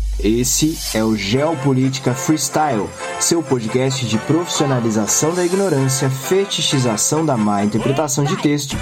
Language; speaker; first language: Portuguese; native; Portuguese